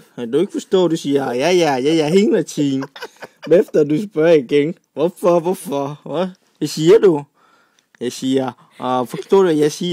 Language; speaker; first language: Danish; non-native, learner; Vietnamese